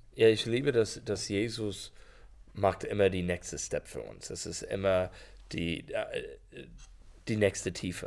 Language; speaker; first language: German; non-native, learner; English